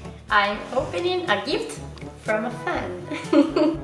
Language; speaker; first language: English; non-native, fluent; Italian